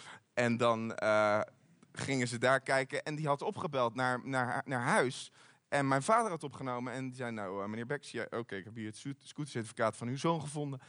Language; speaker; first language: Dutch; native; Dutch